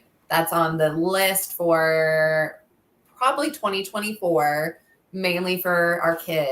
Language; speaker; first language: English; native; English